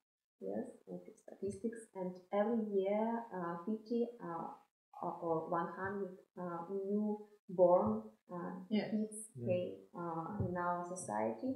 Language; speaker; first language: English; non-native, fluent; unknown